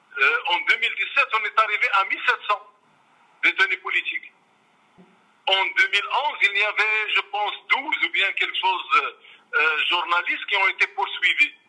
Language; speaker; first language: French; non-native, local second language; Arabic